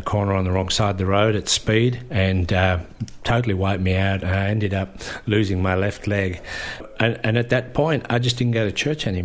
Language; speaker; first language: English; native; English